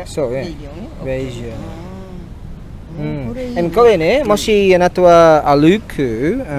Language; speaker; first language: Japanese; non-native, learner; English